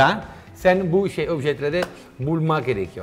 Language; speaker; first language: Turkish; non-native, learner; Italian